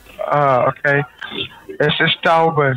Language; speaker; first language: German; non-native, learner; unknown